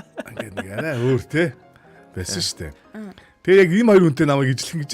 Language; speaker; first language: Mongolian; native; Mongolian